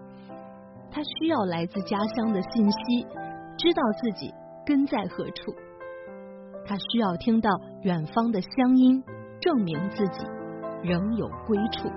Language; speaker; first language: Chinese; native; Chinese